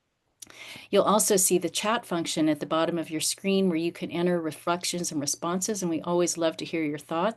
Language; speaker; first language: English; native; English